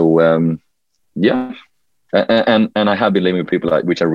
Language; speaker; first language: English; non-native, fluent; Swedish